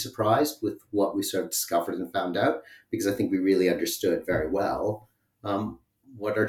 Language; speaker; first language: English; native; English